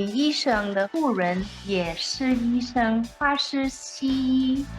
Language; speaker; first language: Chinese; non-native, learner; English